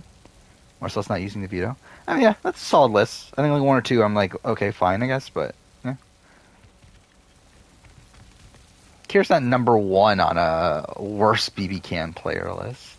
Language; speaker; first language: English; native; English